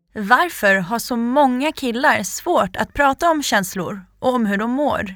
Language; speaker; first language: Swedish; native; Swedish